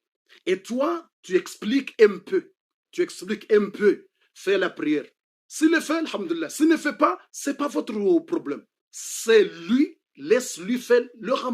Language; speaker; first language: French; non-native, learner; Comorian